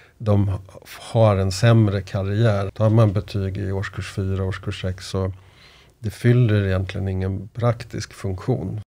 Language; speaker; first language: Swedish; native; Swedish